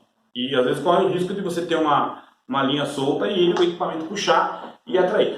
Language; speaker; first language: Portuguese; native; Portuguese